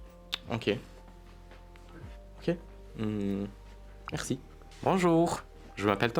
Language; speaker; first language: French; non-native, learner; Italian